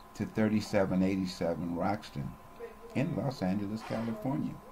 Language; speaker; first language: English; native; English